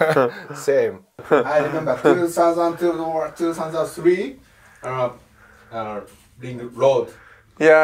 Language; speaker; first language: English; non-native, learner; Japanese